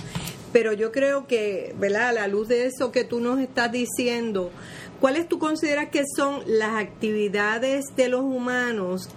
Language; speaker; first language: Spanish; native; Spanish